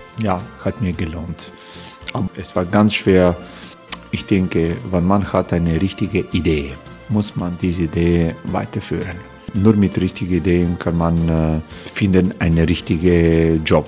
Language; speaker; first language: German; non-native, fluent; Croatian